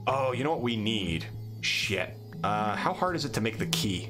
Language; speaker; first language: English; native; English